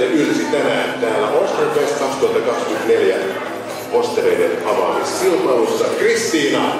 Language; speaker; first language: Finnish; native; Finnish